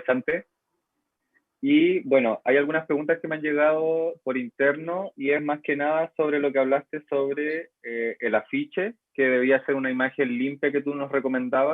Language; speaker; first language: Spanish; native; Spanish